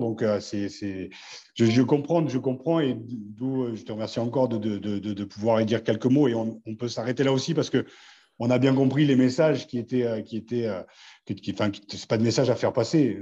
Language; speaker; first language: French; native; French